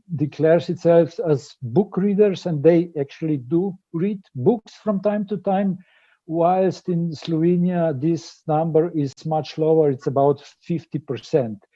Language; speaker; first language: English; non-native, fluent; Slovenian